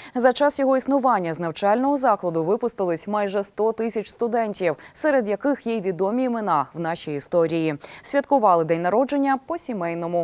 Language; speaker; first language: Ukrainian; native; Ukrainian